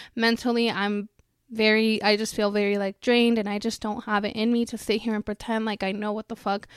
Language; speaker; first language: English; early bilingual, other home language; Spanish